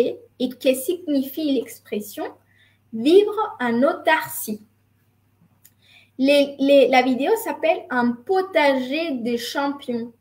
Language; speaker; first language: French; non-native, fluent; Spanish